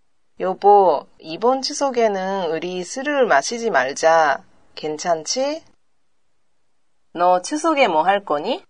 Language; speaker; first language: Korean; non-native, learner; Japanese